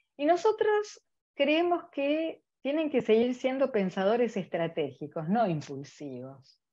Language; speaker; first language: Spanish; native; Spanish